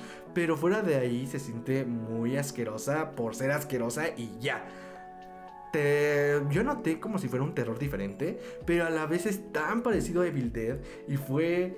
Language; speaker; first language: Spanish; native; Spanish